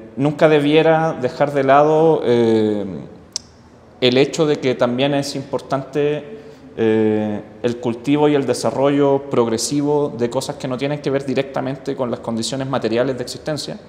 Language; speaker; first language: Spanish; native; Spanish